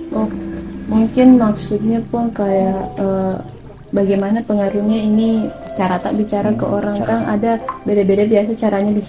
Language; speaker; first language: Indonesian; non-native, local second language; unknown